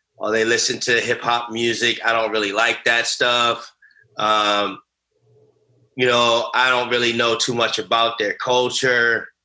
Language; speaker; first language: English; native; English